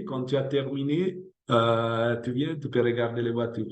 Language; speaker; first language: French; non-native, fluent; Italian